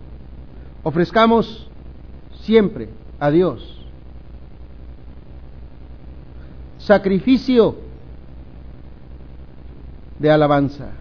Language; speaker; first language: Spanish; native; Spanish